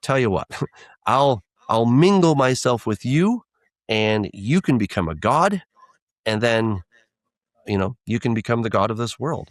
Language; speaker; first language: English; native; English